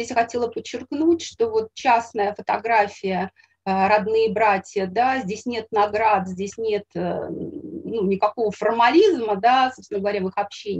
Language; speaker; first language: Russian; native; Russian